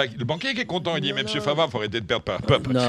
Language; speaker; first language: French; native; French